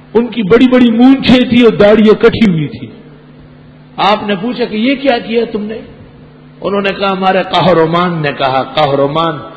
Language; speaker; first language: Urdu; non-native, local second language; Pashto